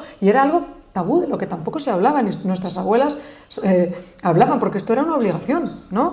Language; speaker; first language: Spanish; native; Spanish